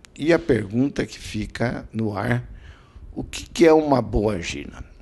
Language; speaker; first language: Portuguese; native; Portuguese